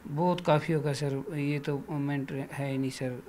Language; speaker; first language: Hindi; native; Hindi